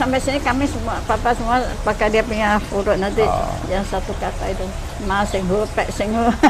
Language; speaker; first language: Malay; non-native, local second language; Min Nan Chinese